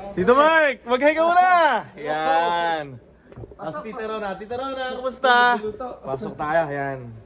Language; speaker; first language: Filipino; native; Filipino